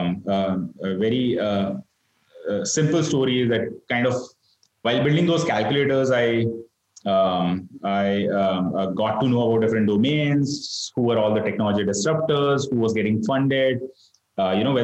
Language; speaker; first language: English; non-native, local second language; Gujarati